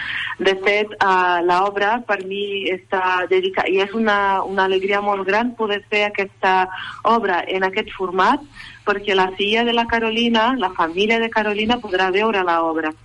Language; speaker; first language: Catalan; non-native, fluent; Portuguese